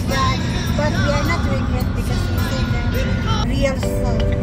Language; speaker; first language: English; non-native, learner; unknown